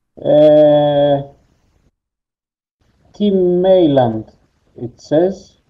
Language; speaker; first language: English; non-native, learner; Greek